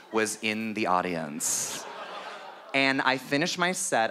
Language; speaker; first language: English; native; English